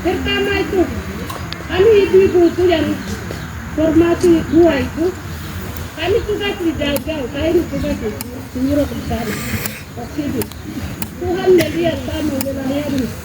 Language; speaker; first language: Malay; non-native, local second language; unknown